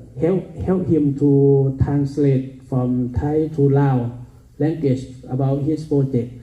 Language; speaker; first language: English; non-native, learner; Thai